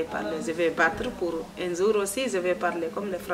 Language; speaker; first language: French; non-native, learner; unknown